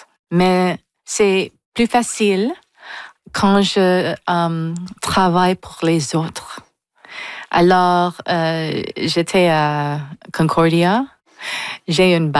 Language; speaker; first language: French; non-native, local second language; English